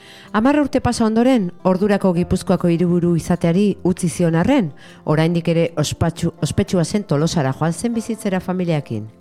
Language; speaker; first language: Basque; native; Basque